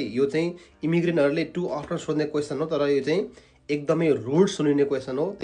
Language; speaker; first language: Nepali; native; Nepali